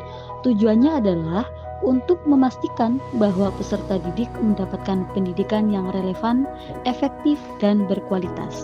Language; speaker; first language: Indonesian; native; Indonesian